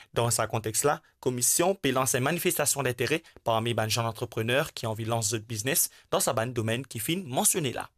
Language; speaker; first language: French; non-native, local second language; Morisyen